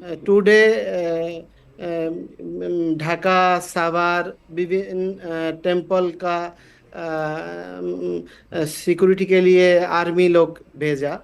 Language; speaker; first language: Hindi; non-native, learner; Bangla